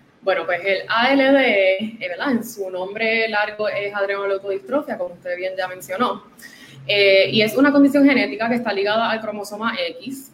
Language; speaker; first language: Spanish; native; Spanish